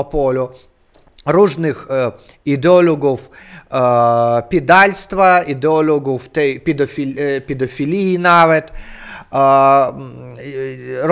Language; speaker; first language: Polish; non-native, learner; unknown